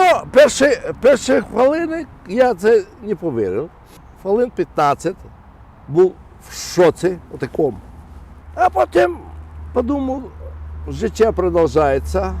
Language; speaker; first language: Ukrainian; non-native, fluent; Azerbaijani